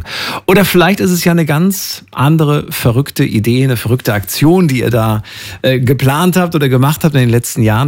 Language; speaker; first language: German; native; German